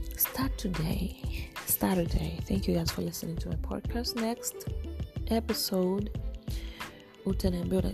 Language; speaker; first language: English; non-native, local second language; Swahili